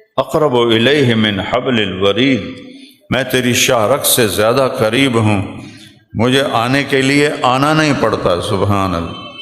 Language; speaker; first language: Urdu; non-native, local second language; Punjabi